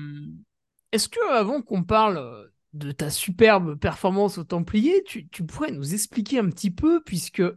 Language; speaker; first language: French; native; French